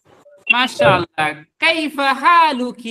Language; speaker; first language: Arabic; non-native, fluent; Bangla